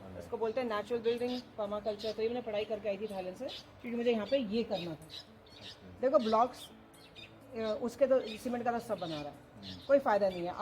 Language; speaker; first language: Hindi; non-native, local second language; Garhwali